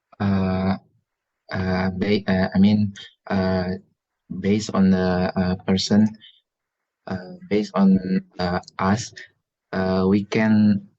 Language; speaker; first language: English; non-native, learner; Indonesian